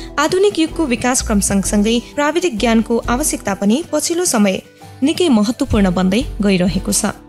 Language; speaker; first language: Nepali; non-native, local second language; Newari